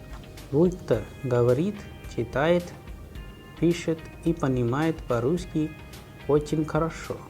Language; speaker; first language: Russian; non-native, fluent; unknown